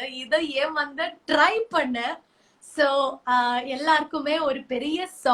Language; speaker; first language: Tamil; non-native, learner; Malayalam